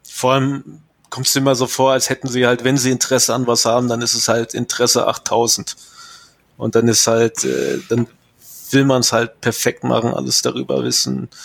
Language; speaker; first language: German; native; German